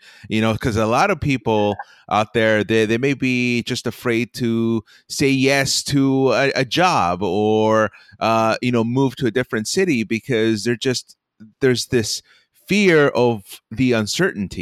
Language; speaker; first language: English; early bilingual, other home language; Spanish